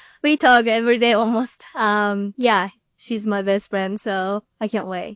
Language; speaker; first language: English; non-native, learner; Japanese